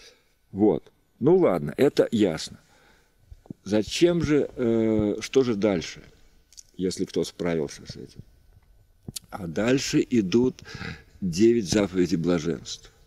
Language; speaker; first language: Russian; native; Russian